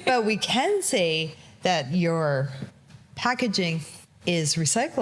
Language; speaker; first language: English; native; English